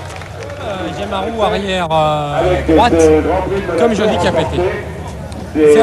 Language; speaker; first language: French; native; French